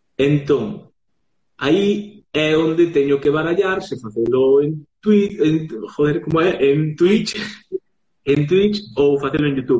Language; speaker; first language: Galician; native; Galician